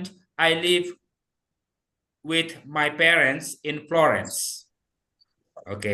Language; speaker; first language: English; non-native, fluent; Indonesian